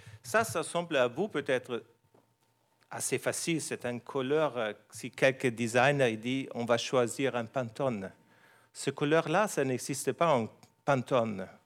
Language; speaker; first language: French; non-native, fluent; German